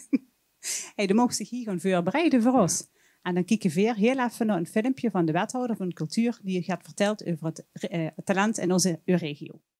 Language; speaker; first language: Dutch; native; Dutch